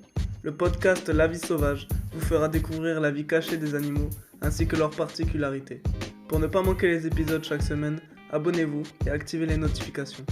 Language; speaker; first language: French; native; French